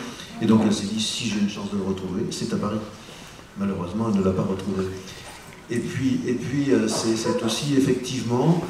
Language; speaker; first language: French; native; French